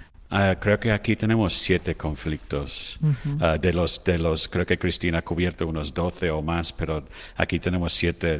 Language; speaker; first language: Spanish; non-native, fluent; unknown